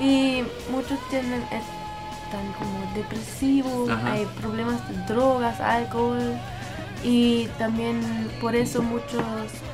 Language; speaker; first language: Spanish; non-native, learner; German